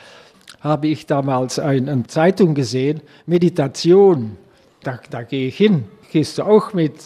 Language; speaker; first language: German; non-native, learner; Dutch